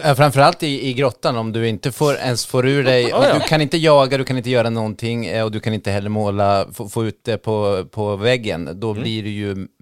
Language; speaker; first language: Swedish; native; Swedish